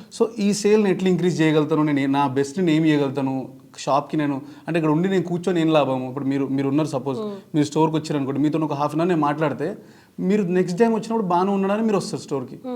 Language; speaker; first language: Telugu; native; Telugu